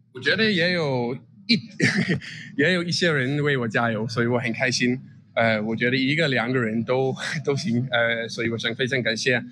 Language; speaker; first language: Chinese; non-native, fluent; Danish